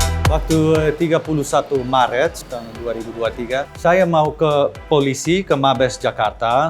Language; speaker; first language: Indonesian; early bilingual, heritage; Dutch